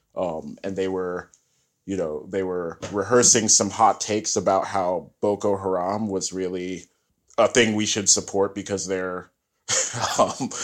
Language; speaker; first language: English; early bilingual, other home language; Yoruba